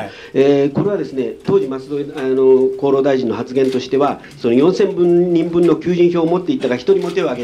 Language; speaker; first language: Japanese; native; Japanese